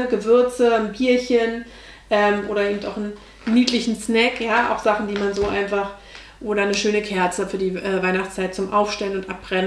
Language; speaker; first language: German; native; German